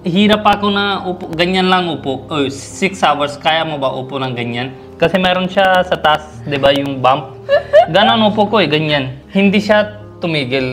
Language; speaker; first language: Filipino; non-native, learner; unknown